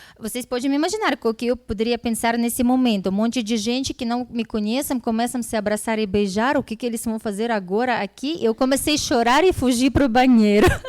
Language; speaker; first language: Portuguese; non-native, fluent; Russian